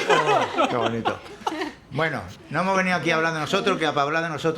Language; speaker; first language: Spanish; native; Spanish